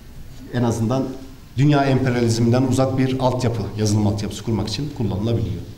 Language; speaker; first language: Turkish; native; Turkish